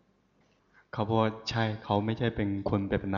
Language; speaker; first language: Thai; non-native, fluent; Chinese